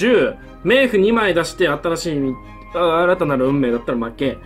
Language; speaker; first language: Japanese; native; Japanese